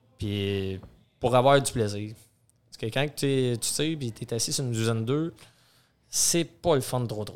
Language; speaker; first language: French; native; French